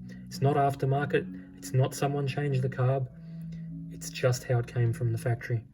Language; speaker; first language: English; native; English